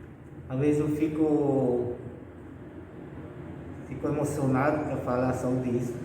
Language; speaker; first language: Portuguese; non-native, local second language; Guarani